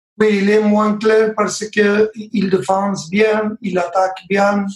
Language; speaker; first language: French; non-native, learner; Spanish